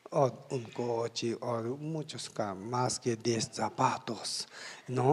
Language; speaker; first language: Spanish; non-native, learner; Tibetan